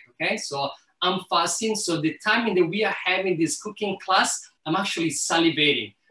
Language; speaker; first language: English; early bilingual, other home language; Somali